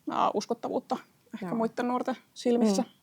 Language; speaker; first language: Finnish; native; Finnish